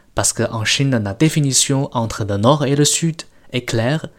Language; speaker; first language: French; non-native, fluent; Chinese